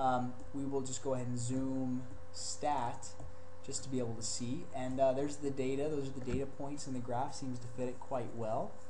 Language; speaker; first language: English; native; English